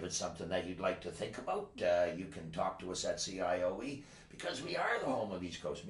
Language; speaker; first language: English; native; English